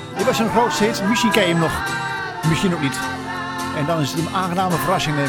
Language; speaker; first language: Dutch; native; Dutch